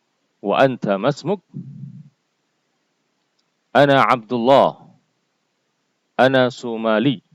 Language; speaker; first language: Arabic; non-native, fluent; Indonesian